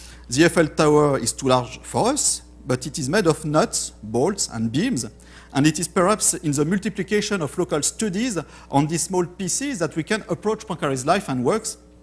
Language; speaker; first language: English; non-native, fluent; French